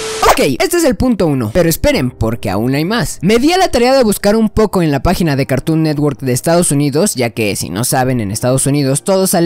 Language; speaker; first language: Spanish; native; Spanish